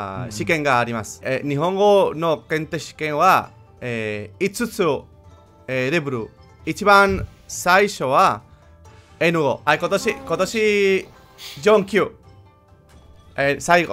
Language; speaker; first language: Japanese; non-native, learner; Spanish